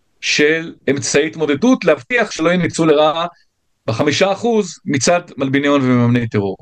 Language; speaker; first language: Hebrew; native; Hebrew